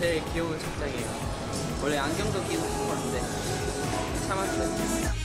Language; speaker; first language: Korean; native; Korean